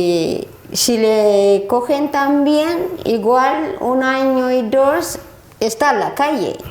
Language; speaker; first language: Spanish; non-native, learner; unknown